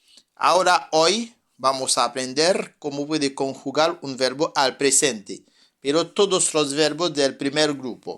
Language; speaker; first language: Spanish; non-native, fluent; French